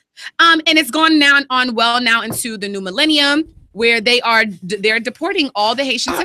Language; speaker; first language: English; native; English